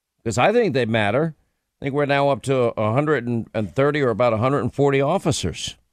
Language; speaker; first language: English; native; English